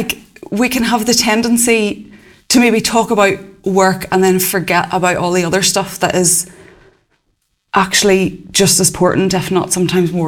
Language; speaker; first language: English; native; English